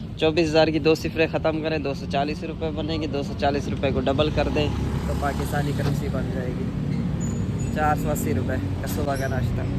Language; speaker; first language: Urdu; non-native, local second language; Punjabi